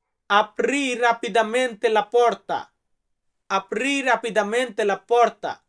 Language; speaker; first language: Italian; non-native, learner; Bangla